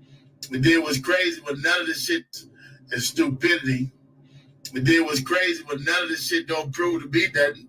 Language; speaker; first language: English; native; English